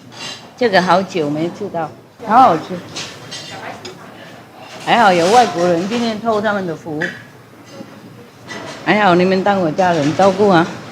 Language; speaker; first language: Chinese; non-native, fluent; Vietnamese